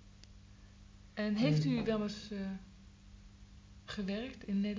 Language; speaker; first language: Dutch; native; Dutch